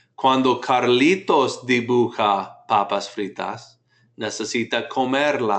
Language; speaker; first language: Spanish; non-native, fluent; English